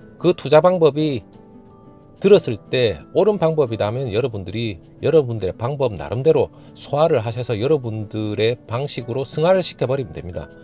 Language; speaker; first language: Korean; native; Korean